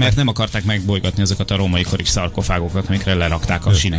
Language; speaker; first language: Hungarian; native; Hungarian